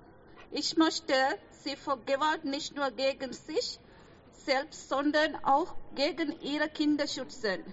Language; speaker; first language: German; non-native, fluent; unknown